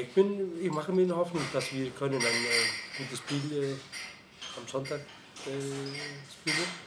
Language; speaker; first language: German; non-native, fluent; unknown